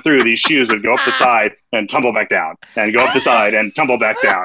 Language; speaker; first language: English; native; English